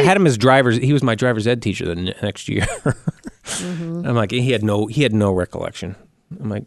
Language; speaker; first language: English; native; English